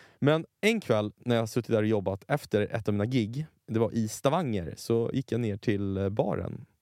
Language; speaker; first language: Swedish; native; Swedish